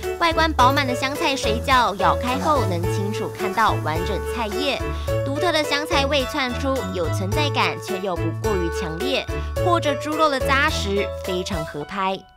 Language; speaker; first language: Chinese; native; Chinese